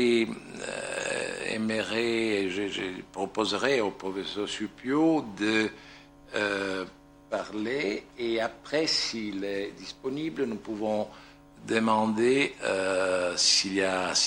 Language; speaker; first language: French; non-native, fluent; Italian